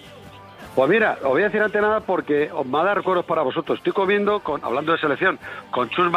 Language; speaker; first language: Spanish; native; Spanish